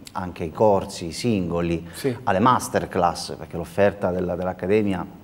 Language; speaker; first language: Italian; native; Italian